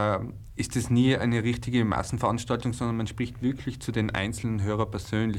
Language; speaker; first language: German; native; German